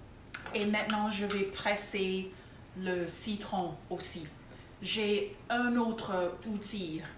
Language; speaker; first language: French; non-native, local second language; English